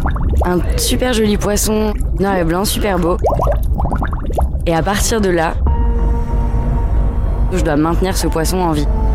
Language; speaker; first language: French; native; French